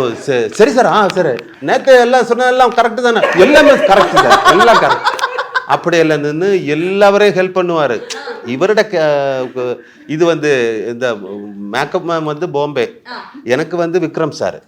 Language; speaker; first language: Tamil; non-native, learner; Malayalam